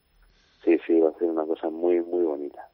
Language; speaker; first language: Spanish; native; Spanish